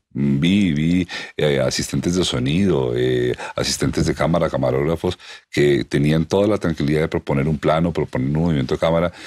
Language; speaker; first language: Spanish; native; Spanish